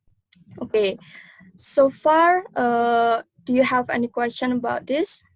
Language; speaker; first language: English; non-native, learner; Indonesian